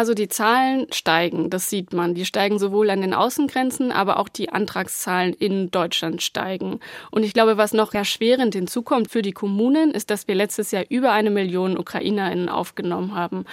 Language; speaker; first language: German; native; German